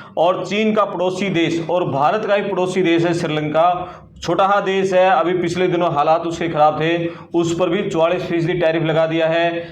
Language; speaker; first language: Hindi; native; Hindi